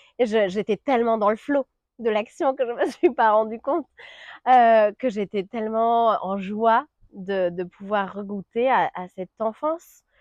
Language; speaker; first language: French; non-native, fluent; Spanish